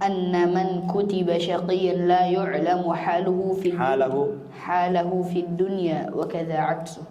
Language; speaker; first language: Arabic; non-native, learner; Indonesian